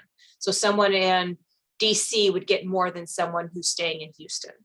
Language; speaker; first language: English; native; English